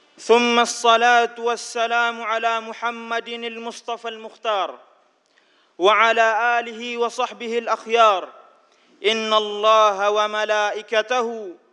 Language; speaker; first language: Arabic; non-native, fluent; Indonesian